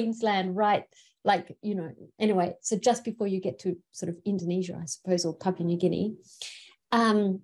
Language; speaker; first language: English; native; English